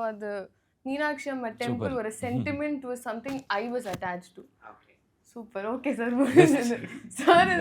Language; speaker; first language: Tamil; non-native, learner; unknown